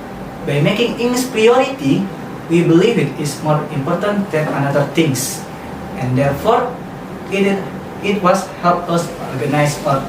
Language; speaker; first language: English; non-native, learner; Indonesian